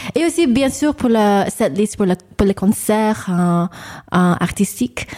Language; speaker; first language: French; non-native, learner; English